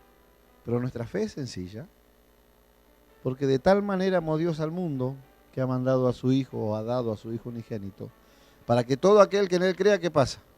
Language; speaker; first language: Spanish; native; Spanish